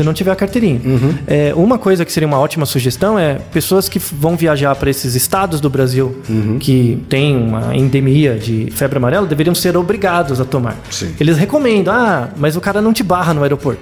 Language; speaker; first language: Portuguese; native; Portuguese